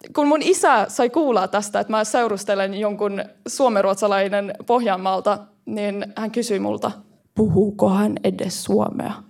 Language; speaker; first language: Finnish; early bilingual, heritage; Finnish